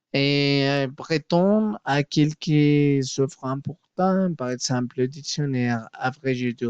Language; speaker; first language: French; non-native, learner; Spanish